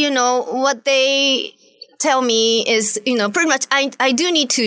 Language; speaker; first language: English; non-native, fluent; Japanese